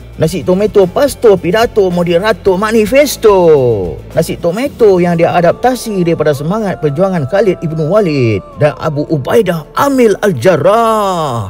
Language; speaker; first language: Malay; native; Malay